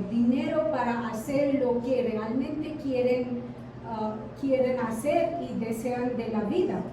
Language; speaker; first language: Spanish; non-native, fluent; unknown